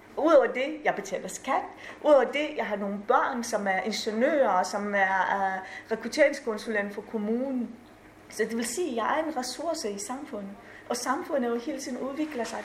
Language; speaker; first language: Danish; non-native, fluent; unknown